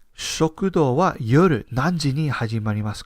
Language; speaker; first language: Japanese; non-native, fluent; English